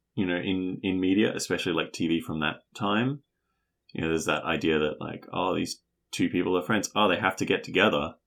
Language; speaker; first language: English; native; English